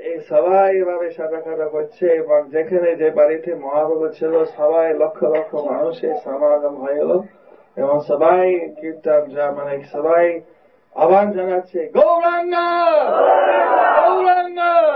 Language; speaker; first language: Bangla; non-native, fluent; English